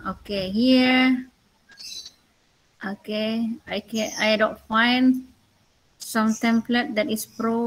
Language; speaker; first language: English; non-native, learner; Indonesian